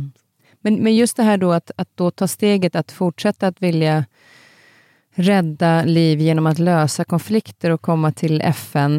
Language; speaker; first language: Swedish; native; Swedish